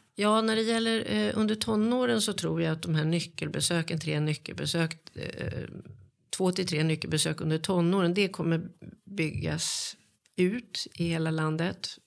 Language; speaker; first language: Swedish; native; Swedish